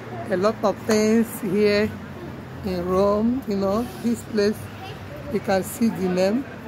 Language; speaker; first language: English; non-native, local second language; Igbo